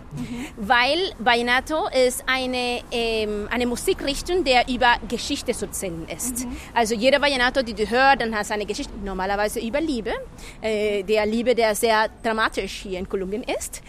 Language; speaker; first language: German; non-native, fluent; Spanish